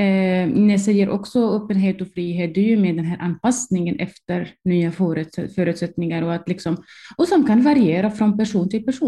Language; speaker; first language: Swedish; non-native, fluent; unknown